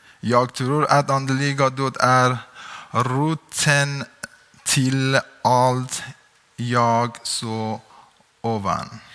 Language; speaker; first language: Swedish; non-native, learner; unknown